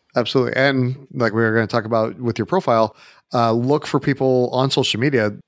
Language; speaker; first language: English; native; English